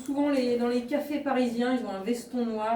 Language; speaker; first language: French; native; French